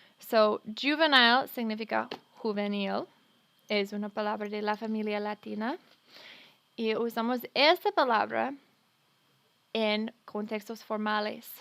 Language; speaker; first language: Spanish; non-native, fluent; English